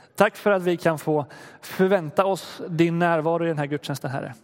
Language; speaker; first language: Swedish; native; Swedish